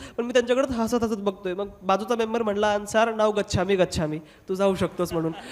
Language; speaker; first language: Marathi; non-native, local second language; Hindi